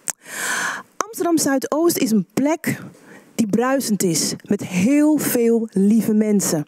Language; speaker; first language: Dutch; native; Dutch